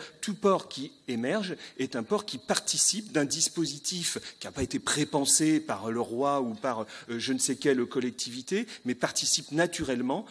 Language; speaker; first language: French; native; French